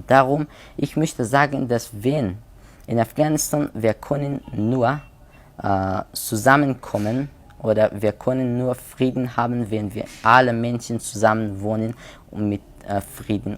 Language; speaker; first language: German; non-native, learner; Persian